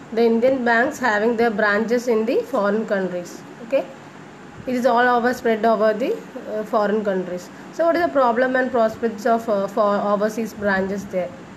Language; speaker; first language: English; non-native, local second language; Malayalam